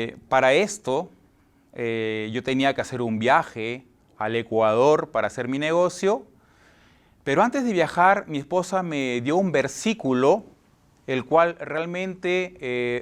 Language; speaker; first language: Spanish; native; Spanish